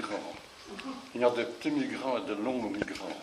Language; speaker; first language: French; native; French